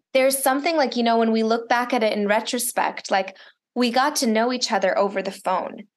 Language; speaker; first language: English; early bilingual, other home language; Russian